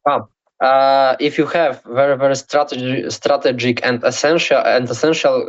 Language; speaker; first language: English; non-native, learner; Polish